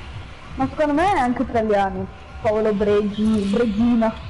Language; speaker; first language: Italian; native; Italian